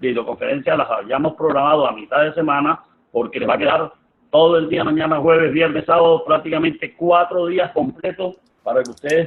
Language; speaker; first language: Spanish; native; Spanish